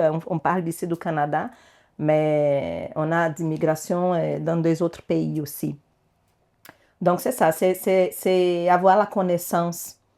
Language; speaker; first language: French; non-native, learner; Portuguese